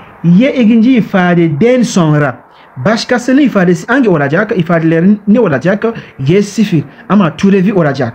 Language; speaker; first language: Turkish; non-native, learner; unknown